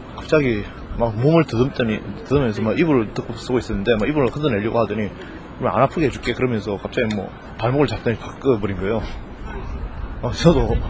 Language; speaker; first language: Korean; native; Korean